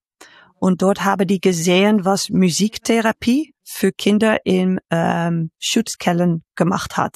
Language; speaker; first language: German; non-native, fluent; Dutch